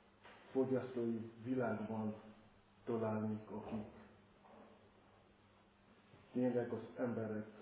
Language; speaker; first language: Hungarian; non-native, fluent; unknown